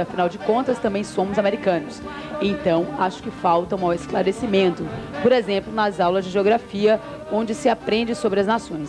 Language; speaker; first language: Portuguese; native; Portuguese